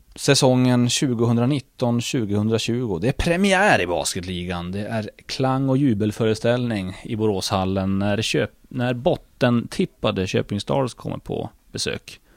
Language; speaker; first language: Swedish; native; Swedish